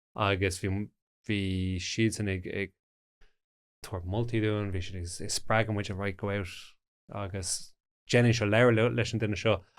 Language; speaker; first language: Irish; non-native, local second language; English